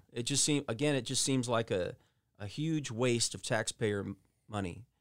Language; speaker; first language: English; early bilingual, other home language; Italian